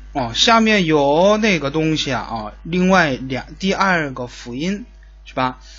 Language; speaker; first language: Chinese; non-native, fluent; Korean